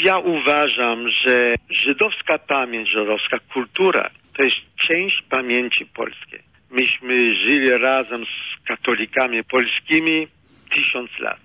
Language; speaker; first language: Polish; early bilingual, heritage; Polish